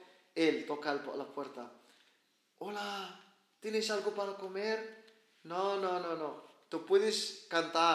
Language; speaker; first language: Spanish; non-native, learner; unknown